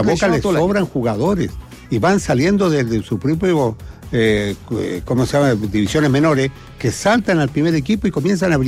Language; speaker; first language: Spanish; native; Spanish